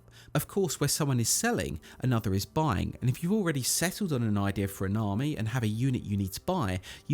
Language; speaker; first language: English; native; English